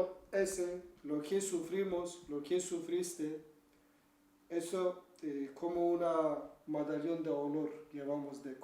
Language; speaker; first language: Spanish; non-native, learner; Kurdish